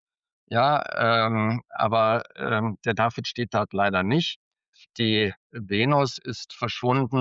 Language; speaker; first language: German; native; German